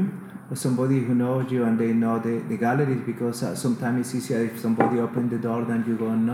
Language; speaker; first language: English; non-native, fluent; Spanish